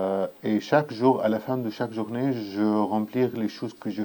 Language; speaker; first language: French; non-native, learner; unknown